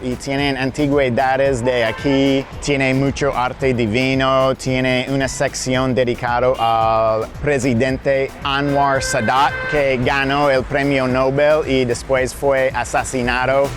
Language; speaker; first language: Spanish; non-native, fluent; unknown